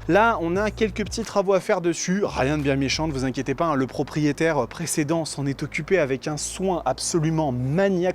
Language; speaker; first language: French; native; French